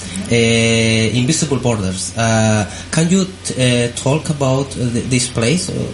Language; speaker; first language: English; non-native, learner; Spanish